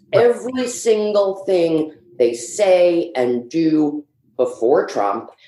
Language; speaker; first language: English; early bilingual, other home language; Swedish